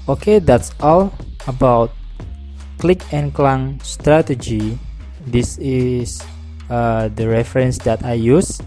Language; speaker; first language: English; non-native, learner; Indonesian